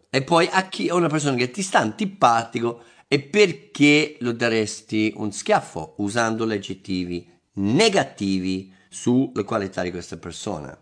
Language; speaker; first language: Italian; non-native, fluent; English